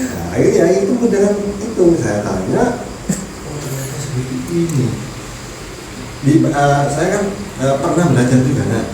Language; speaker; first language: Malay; non-native, local second language; Javanese